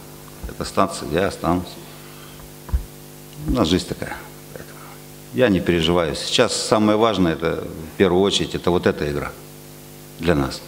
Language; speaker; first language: Russian; native; Russian